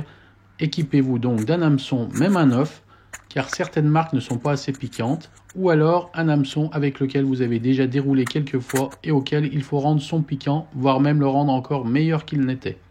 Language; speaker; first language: French; native; French